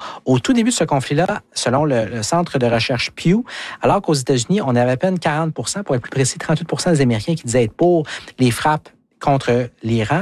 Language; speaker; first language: French; native; French